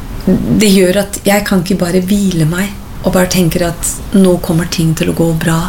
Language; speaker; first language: Norwegian; non-native, fluent; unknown